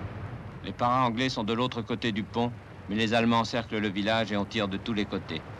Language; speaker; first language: French; native; French